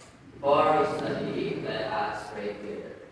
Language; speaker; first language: English; non-native, learner; Indonesian